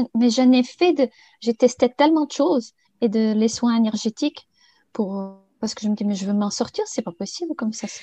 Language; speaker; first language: French; non-native, fluent; Bulgarian